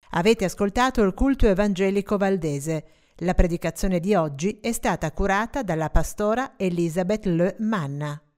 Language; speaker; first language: Italian; non-native, fluent; German